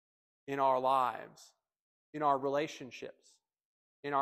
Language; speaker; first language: English; native; English